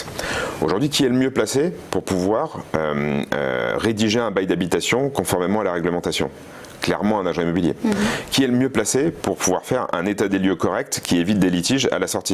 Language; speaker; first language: French; native; French